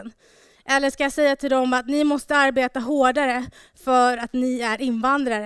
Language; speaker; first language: Swedish; early bilingual, other home language; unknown